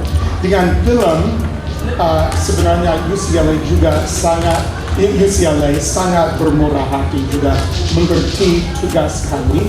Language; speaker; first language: Indonesian; non-native, fluent; English